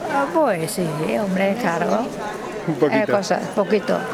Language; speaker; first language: Spanish; non-native, learner; Thai